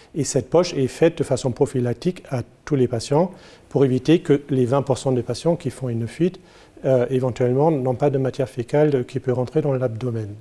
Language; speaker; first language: French; non-native, fluent; German